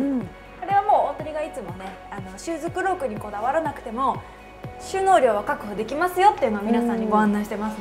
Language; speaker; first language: Japanese; native; Japanese